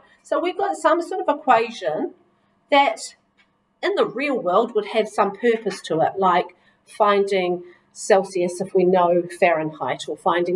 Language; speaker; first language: English; native; English